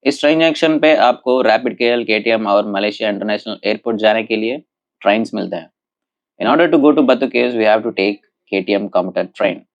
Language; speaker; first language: Hindi; non-native, local second language; Telugu